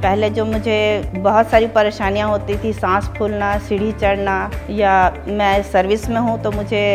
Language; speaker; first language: Hindi; native; Hindi